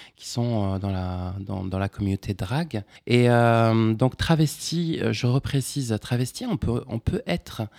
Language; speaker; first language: French; non-native, local second language; Arabic